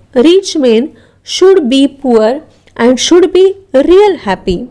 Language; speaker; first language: English; non-native, local second language; Marathi